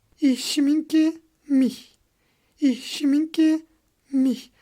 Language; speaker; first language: German; non-native, fluent; Turkish